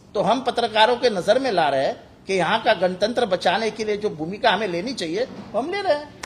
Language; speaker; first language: Hindi; non-native, local second language; Marathi